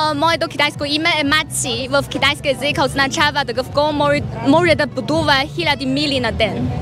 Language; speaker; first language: Bulgarian; non-native, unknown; Chinese